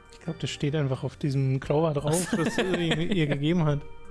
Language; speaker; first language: German; native; German